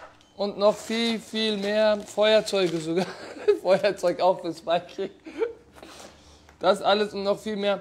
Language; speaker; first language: German; non-native, fluent; Turkish